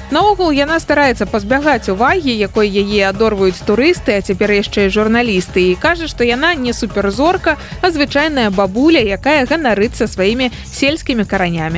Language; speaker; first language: Belarusian; native; Belarusian